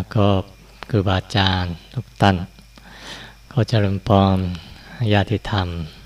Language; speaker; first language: Thai; non-native, fluent; Japanese